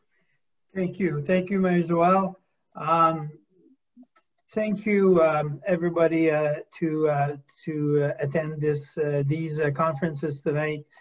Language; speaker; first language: English; non-native, local second language; French